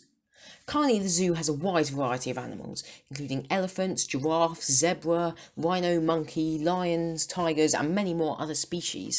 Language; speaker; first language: English; native; English